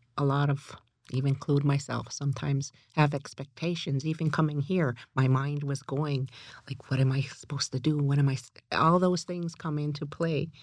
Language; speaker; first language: English; native; English